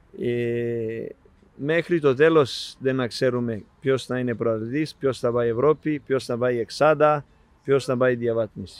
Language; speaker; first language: Greek; non-native, learner; Serbian